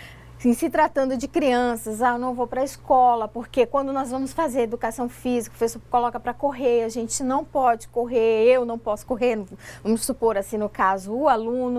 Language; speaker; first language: Portuguese; native; Portuguese